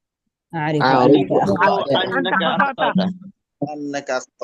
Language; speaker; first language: Arabic; non-native, learner; Bangla